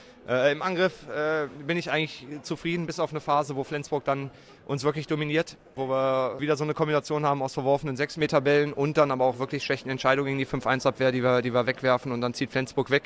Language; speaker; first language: German; native; German